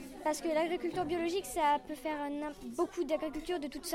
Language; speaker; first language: French; native; French